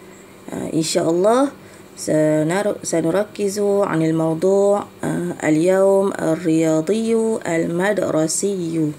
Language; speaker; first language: Arabic; non-native, fluent; Malay